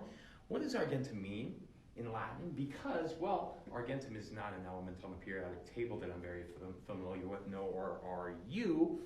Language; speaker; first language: English; native; English